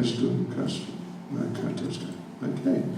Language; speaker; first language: Russian; non-native, learner; English